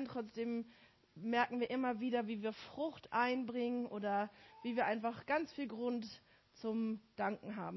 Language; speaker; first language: German; native; German